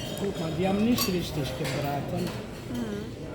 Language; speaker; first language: German; non-native, learner; Russian